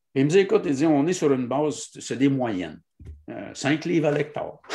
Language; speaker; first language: French; native; French